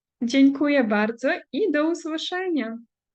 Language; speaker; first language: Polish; non-native, fluent; Ukrainian